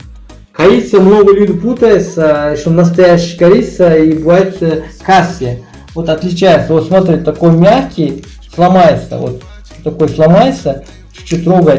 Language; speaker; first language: Russian; non-native, learner; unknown